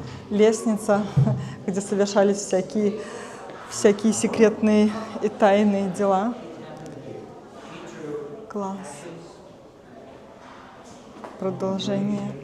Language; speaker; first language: Russian; native; Russian